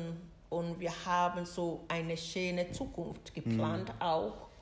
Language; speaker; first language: German; non-native, learner; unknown